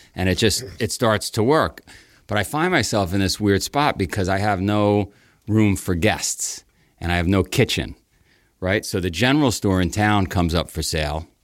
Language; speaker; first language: English; native; English